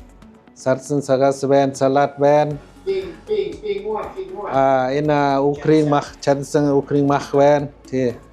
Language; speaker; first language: Mongolian; non-native, learner; Lao